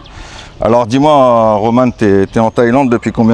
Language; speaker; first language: French; native; French